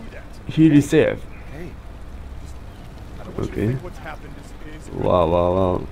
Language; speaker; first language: English; non-native, learner; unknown